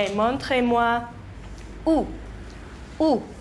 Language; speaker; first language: French; non-native, fluent; English